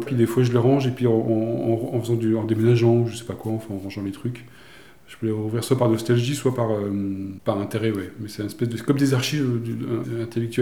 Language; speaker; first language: French; native; French